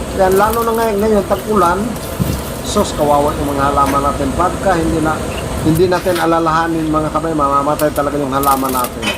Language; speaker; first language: Filipino; non-native, local second language; Cebuano